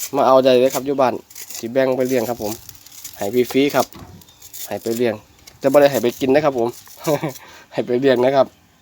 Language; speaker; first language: Thai; native; Thai